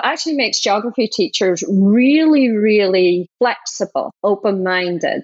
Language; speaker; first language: English; native; English